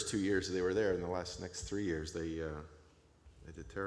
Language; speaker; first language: English; native; English